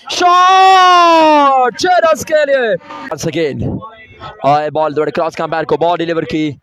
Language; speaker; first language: Urdu; non-native, local second language; Punjabi